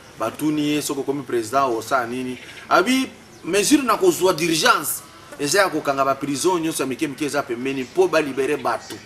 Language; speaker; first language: Lingala; non-native, local second language; Swahili